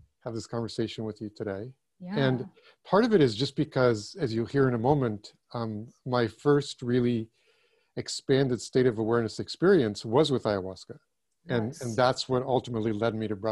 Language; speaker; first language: English; early bilingual, other home language; German